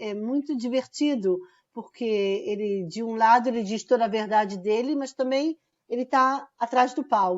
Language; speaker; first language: Portuguese; non-native, fluent; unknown